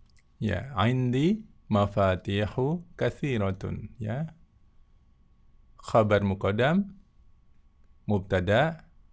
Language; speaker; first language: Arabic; non-native, fluent; Indonesian